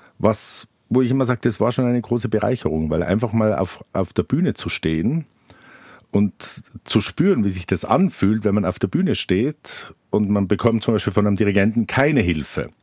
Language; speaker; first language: German; native; German